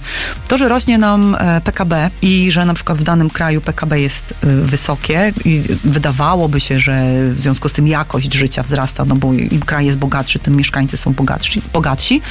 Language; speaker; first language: Polish; native; Polish